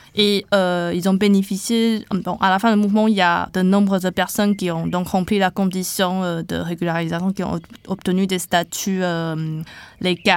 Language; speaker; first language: French; non-native, fluent; Chinese